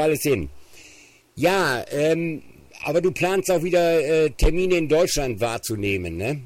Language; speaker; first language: German; native; German